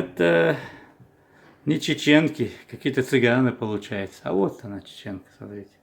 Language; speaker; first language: Russian; non-native, local second language; Chechen